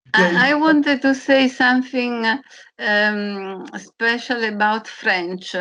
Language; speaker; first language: English; non-native, learner; Italian